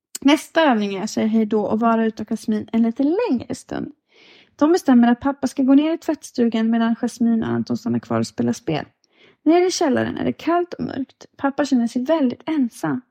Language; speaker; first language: Swedish; native; Swedish